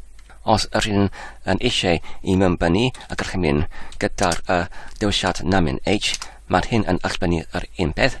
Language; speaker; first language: Welsh; non-native, learner; English